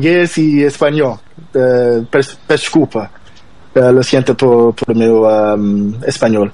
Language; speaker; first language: Spanish; non-native, learner; Portuguese